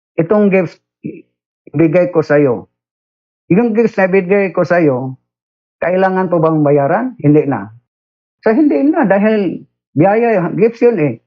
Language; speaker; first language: Filipino; non-native, local second language; Cebuano